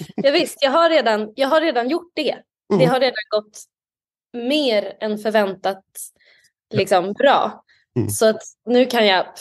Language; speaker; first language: Swedish; native; Swedish